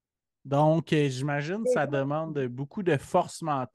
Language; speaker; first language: French; native; French